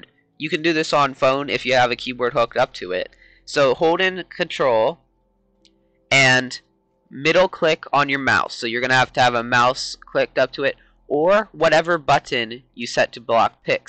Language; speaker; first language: English; native; English